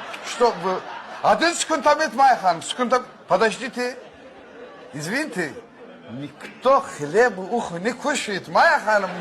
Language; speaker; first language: Russian; non-native, learner; Azerbaijani